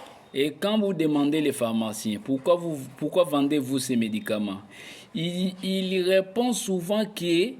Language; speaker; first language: French; non-native, local second language; Lingala